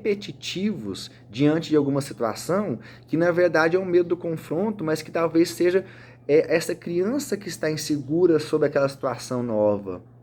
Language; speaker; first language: Portuguese; native; Portuguese